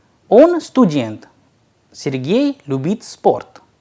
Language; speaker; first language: Russian; non-native, fluent; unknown